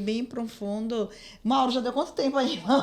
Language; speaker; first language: Portuguese; native; Portuguese